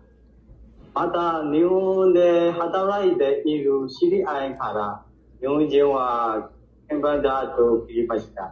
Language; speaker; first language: Japanese; non-native, learner; Nepali